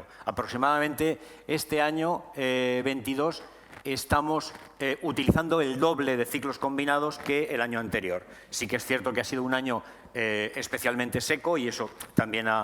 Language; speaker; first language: Spanish; native; Spanish